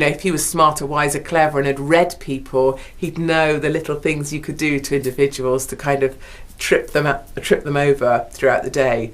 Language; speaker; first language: English; native; English